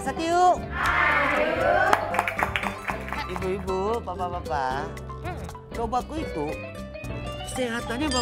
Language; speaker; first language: Indonesian; non-native, learner; Japanese